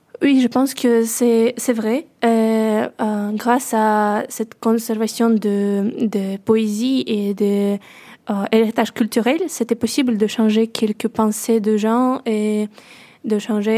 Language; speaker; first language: French; non-native, learner; Russian